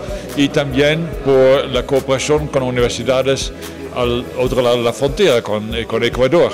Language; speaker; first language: Spanish; non-native, fluent; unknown